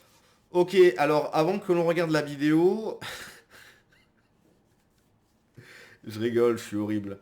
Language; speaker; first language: French; native; French